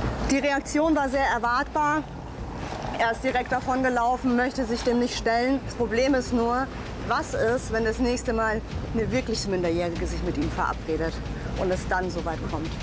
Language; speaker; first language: German; native; German